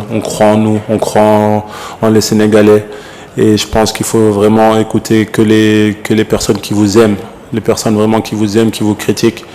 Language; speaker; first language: French; native; French